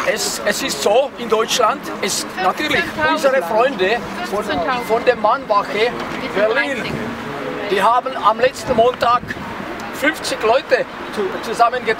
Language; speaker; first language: German; non-native, fluent; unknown